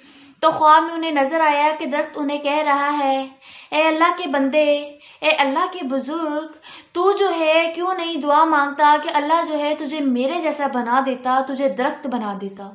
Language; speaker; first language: Urdu; native; Urdu